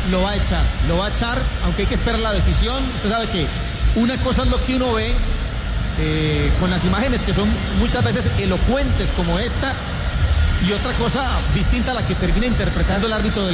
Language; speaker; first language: Spanish; native; Spanish